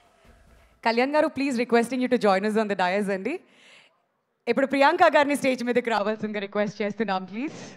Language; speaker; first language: Telugu; native; Telugu